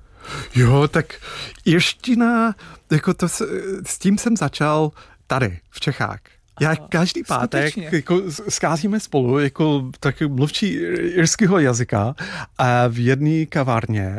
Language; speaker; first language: Czech; non-native, fluent; English